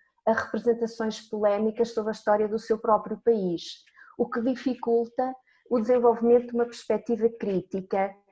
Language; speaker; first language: Portuguese; native; Portuguese